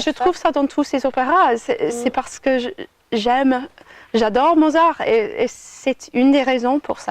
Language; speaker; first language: French; non-native, fluent; English